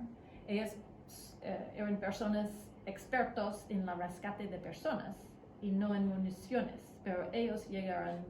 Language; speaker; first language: Spanish; non-native, fluent; English